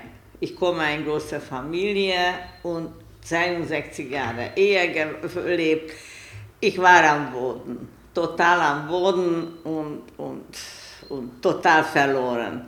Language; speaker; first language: German; non-native, learner; Hungarian